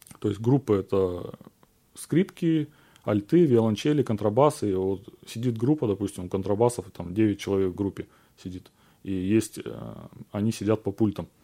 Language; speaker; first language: Russian; native; Russian